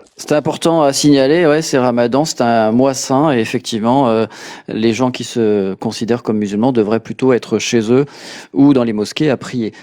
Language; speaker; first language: French; native; French